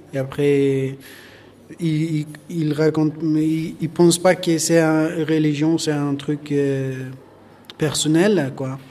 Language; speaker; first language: French; non-native, learner; Persian